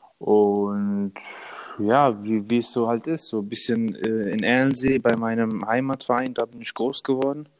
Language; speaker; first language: German; early bilingual, other home language; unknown